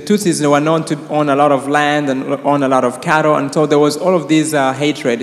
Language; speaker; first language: English; non-native, local second language; Kinyarwanda